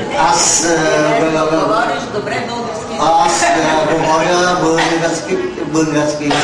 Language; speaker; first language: Bulgarian; non-native, learner; Vietnamese